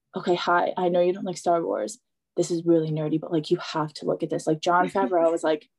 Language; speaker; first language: English; native; English